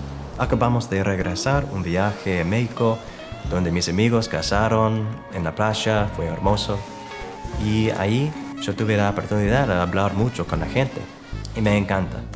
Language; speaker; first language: Spanish; non-native, fluent; English